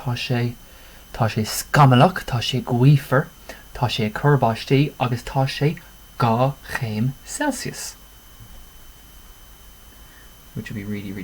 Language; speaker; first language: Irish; non-native, local second language; English